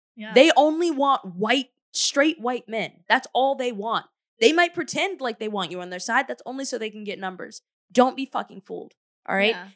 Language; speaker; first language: English; native; English